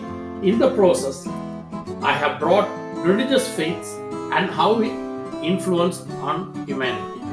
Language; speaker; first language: English; non-native, local second language; Tamil